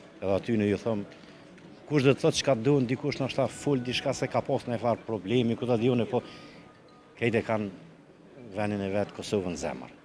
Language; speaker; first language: Albanian; native; Albanian